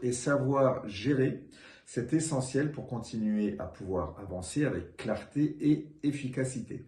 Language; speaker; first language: French; native; French